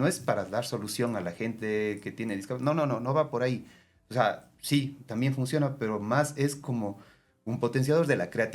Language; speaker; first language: Spanish; native; Spanish